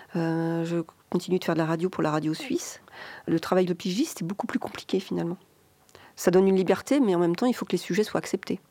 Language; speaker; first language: French; native; French